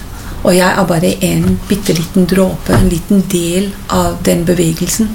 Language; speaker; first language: Norwegian; non-native, fluent; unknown